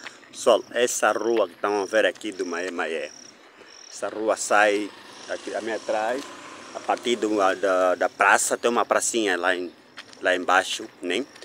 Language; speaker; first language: Portuguese; native; Portuguese